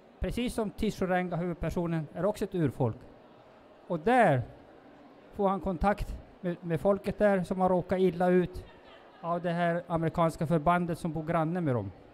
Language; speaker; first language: Swedish; non-native, local second language; Northern Sami